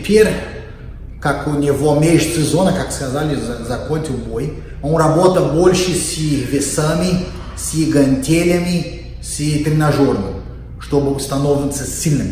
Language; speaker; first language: Russian; non-native, learner; Portuguese